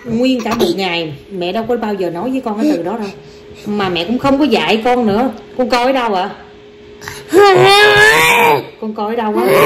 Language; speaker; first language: Vietnamese; native; Vietnamese